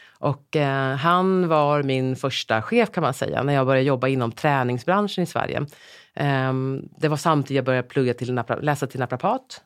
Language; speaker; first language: Swedish; native; Swedish